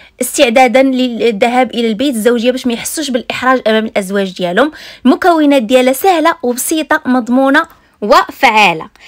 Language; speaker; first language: Arabic; native; Arabic